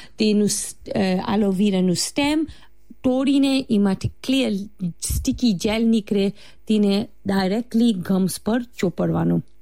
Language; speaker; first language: Gujarati; early bilingual, heritage; Gujarati